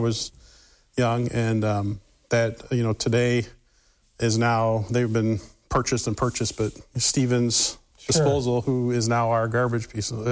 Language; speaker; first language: English; native; English